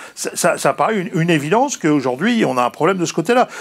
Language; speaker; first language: French; native; French